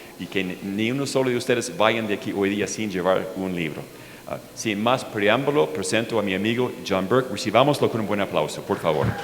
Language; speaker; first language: Spanish; non-native, fluent; English